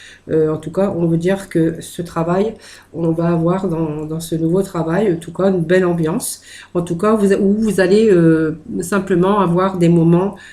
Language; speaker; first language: French; native; French